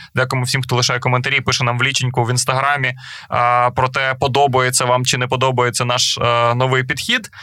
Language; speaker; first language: Ukrainian; native; Ukrainian